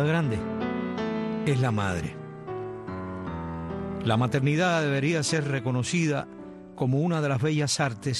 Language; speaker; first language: Spanish; native; Spanish